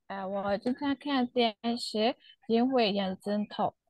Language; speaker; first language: Chinese; non-native, learner; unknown